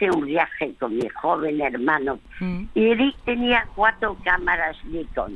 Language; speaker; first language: Spanish; early bilingual, other home language; French